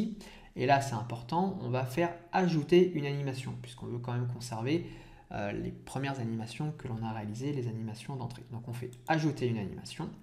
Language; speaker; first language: French; native; French